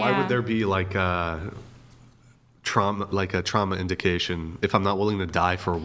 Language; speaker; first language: English; native; English